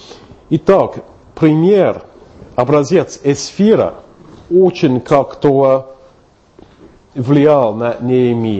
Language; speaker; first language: Russian; non-native, fluent; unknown